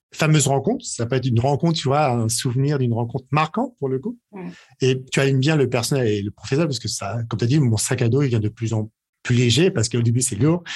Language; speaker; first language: French; native; French